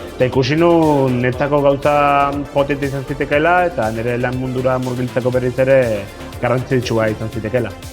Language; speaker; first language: Basque; native; Basque